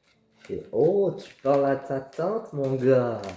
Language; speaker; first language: French; native; French